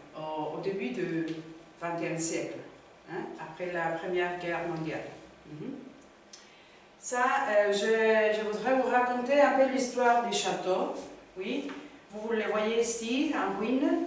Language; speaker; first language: French; non-native, learner; Spanish